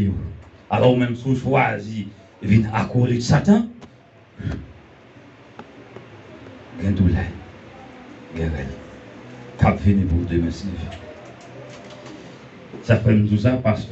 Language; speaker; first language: French; non-native, learner; Haitian Creole